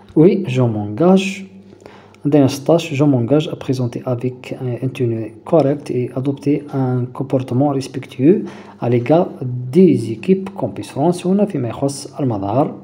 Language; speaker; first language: French; non-native, local second language; Arabic